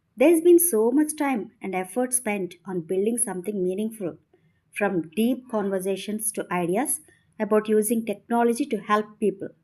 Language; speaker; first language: English; non-native, local second language; Telugu